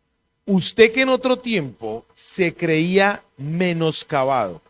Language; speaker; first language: Spanish; native; Spanish